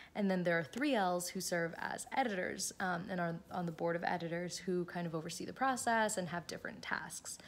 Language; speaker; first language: English; native; English